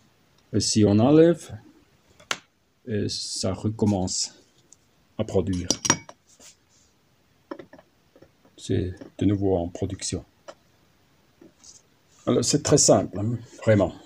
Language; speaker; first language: French; non-native, learner; German